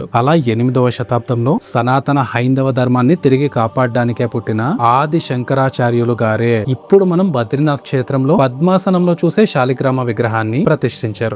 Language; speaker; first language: Telugu; native; Telugu